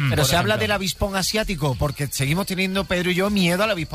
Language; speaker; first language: Spanish; native; Spanish